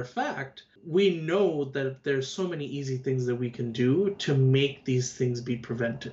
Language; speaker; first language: English; native; English